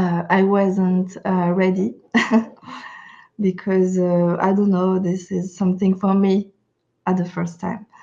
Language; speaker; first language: English; non-native, fluent; French